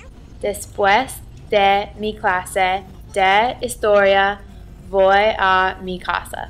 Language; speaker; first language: Spanish; non-native, learner; English